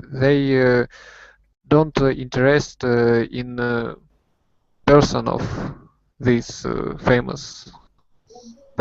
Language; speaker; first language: English; non-native, learner; Russian